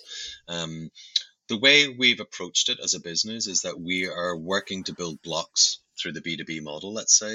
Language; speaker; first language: English; native; English